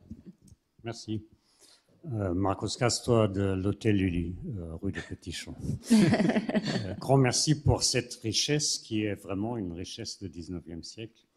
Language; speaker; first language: French; non-native, fluent; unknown